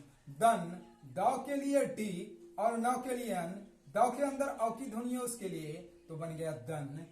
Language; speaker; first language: Hindi; native; Hindi